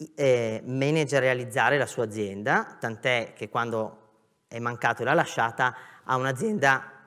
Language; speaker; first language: Italian; native; Italian